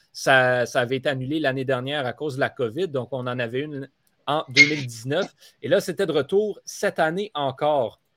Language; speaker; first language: French; native; French